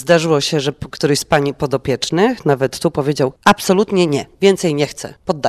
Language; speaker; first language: Polish; native; Polish